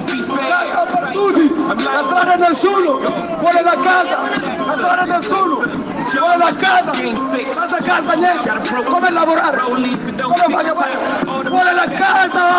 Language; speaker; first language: Italian; non-native, learner; English